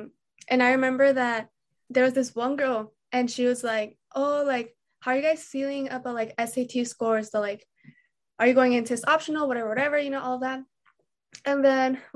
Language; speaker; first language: English; native; English